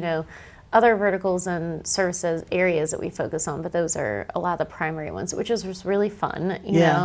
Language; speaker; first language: English; native; English